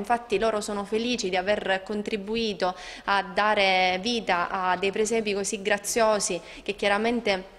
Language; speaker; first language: Italian; native; Italian